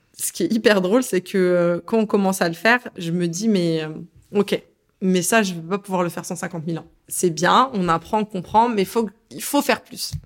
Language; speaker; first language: French; early bilingual, other home language; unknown